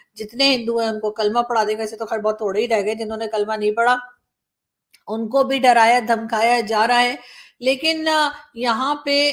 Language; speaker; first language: Urdu; native; Urdu